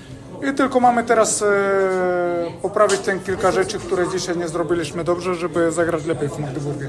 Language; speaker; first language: Polish; non-native, fluent; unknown